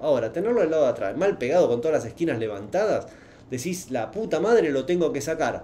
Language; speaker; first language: Spanish; native; Spanish